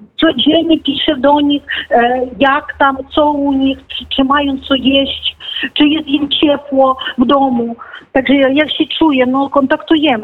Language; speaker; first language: Polish; non-native, fluent; Ukrainian